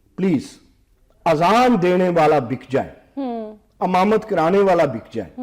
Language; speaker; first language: Urdu; non-native, local second language; Punjabi